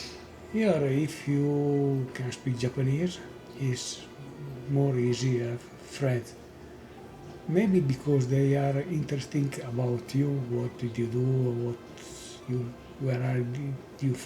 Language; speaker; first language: English; non-native, learner; Italian